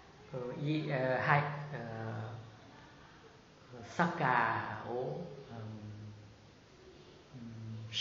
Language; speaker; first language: Japanese; non-native, learner; Vietnamese